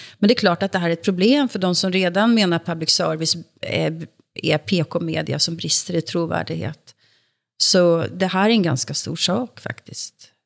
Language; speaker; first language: Swedish; native; Swedish